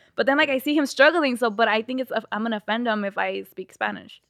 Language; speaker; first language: English; early bilingual, other home language; Spanish